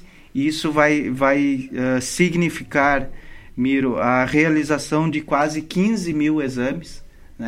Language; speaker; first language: Portuguese; native; Portuguese